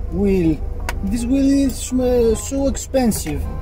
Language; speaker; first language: English; non-native, learner; Greek